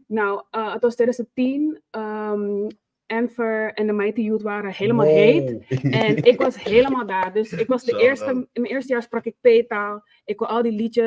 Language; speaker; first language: Dutch; native; Dutch